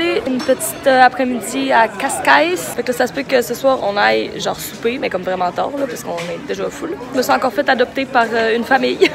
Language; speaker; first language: French; native; French